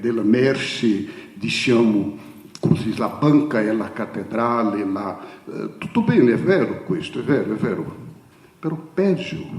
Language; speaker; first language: Italian; non-native, fluent; Portuguese